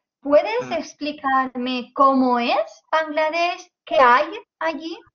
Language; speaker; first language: Spanish; native; Spanish